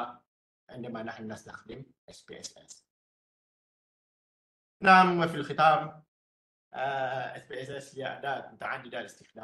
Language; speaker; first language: Arabic; non-native, fluent; Malay